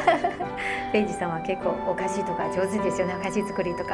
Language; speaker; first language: Japanese; non-native, fluent; Chinese